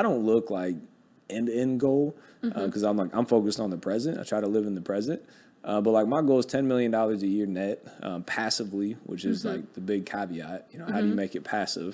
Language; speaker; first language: English; native; English